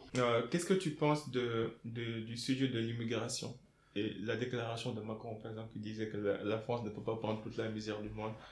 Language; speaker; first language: French; non-native, local second language; Wolof